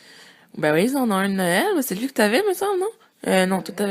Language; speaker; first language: French; native; French